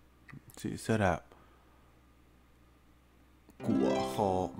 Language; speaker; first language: Vietnamese; non-native, learner; English